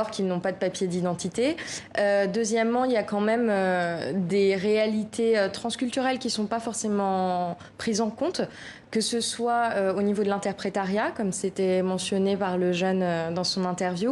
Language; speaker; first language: French; native; French